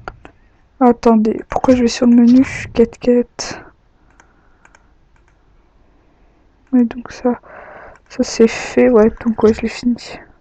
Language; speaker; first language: French; native; French